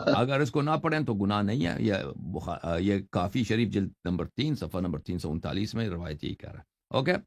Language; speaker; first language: Urdu; non-native, fluent; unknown